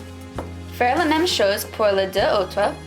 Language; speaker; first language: French; non-native, learner; English